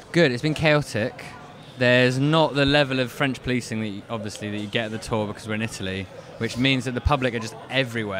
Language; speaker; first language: English; native; English